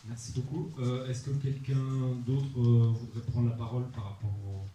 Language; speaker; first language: French; native; French